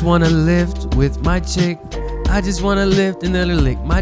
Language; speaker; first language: English; native; English